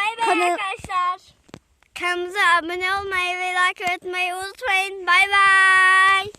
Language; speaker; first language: Turkish; native; Turkish